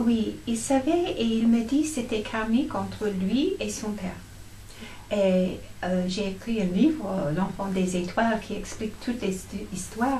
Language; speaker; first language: French; non-native, fluent; English